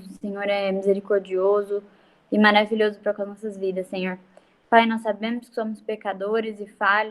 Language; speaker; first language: Portuguese; native; Portuguese